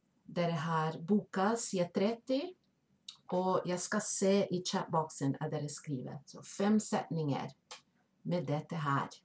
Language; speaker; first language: Norwegian; non-native, fluent; Spanish